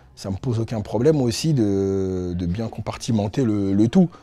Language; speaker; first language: French; native; French